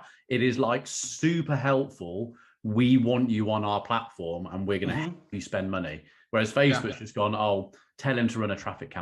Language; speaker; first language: English; native; English